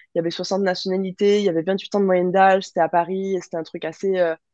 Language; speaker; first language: French; native; French